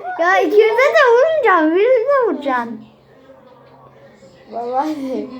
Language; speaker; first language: Turkish; native; Turkish